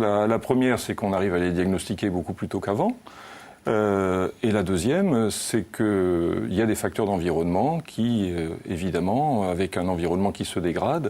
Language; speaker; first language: French; native; French